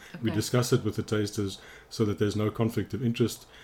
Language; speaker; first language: English; native; English